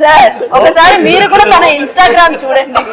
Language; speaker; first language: Telugu; native; Telugu